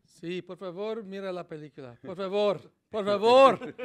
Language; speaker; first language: Spanish; non-native, learner; English